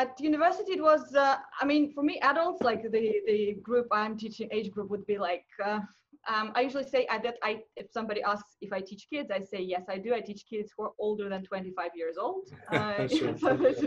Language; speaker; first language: English; non-native, fluent; Russian